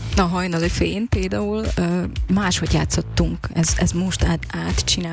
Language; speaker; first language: Hungarian; non-native, local second language; Ukrainian